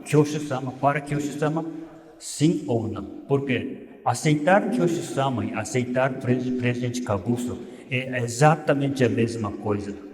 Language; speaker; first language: Portuguese; non-native, fluent; Japanese